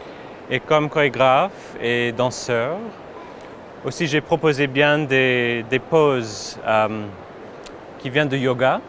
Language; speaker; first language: French; non-native, fluent; English